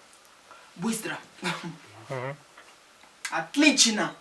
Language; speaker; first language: Russian; non-native, learner; Portuguese